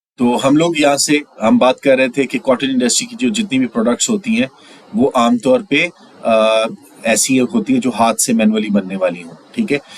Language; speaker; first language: Urdu; native; Urdu